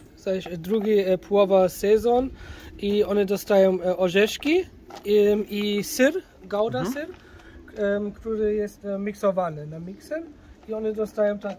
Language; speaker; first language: Polish; early bilingual, heritage; German